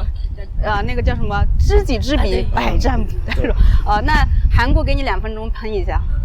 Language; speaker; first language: Chinese; native; Chinese